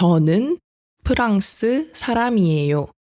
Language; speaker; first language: Korean; non-native, fluent; French